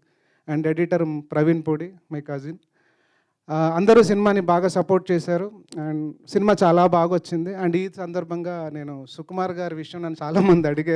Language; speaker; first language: Telugu; native; Telugu